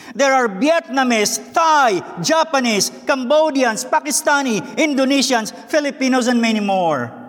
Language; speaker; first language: English; non-native, local second language; Filipino